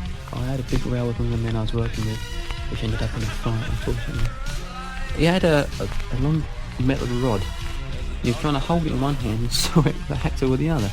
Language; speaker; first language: English; native; English